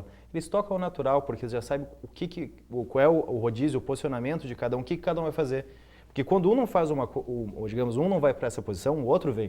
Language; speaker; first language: Portuguese; native; Portuguese